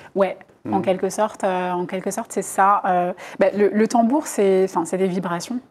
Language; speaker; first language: French; native; French